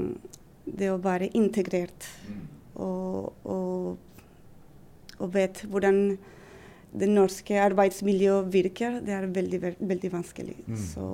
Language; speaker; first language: Norwegian; non-native, fluent; Spanish